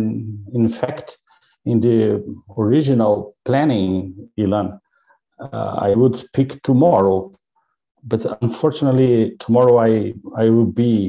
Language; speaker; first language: English; non-native, learner; Portuguese